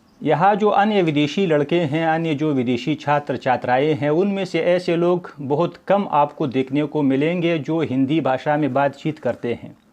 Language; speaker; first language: Hindi; non-native, fluent; Pashto